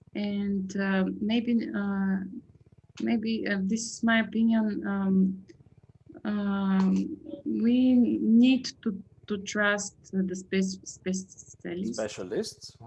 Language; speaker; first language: English; non-native, learner; Bulgarian